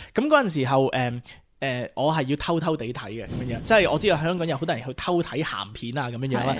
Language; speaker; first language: Cantonese; early bilingual, heritage; Cantonese